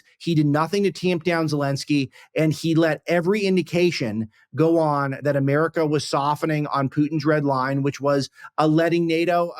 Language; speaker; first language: English; native; English